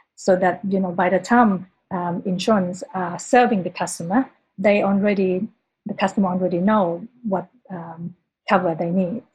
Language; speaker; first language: English; non-native, fluent; Thai